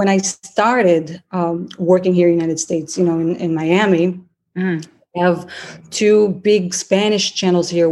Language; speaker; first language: English; non-native, fluent; Portuguese